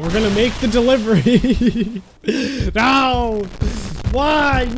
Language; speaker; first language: English; native; English